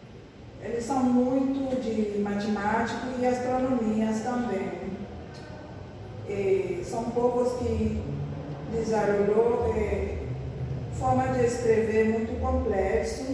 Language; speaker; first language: Portuguese; non-native, learner; Spanish